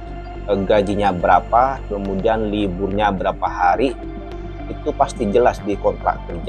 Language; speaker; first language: Indonesian; native; Indonesian